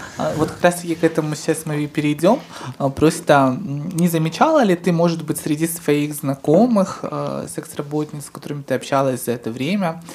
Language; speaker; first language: Russian; native; Russian